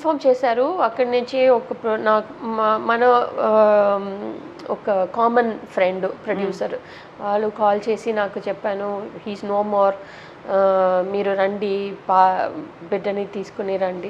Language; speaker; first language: Telugu; non-native, learner; Tamil